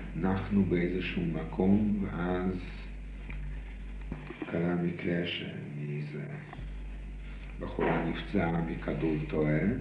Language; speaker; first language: Hebrew; non-native, fluent; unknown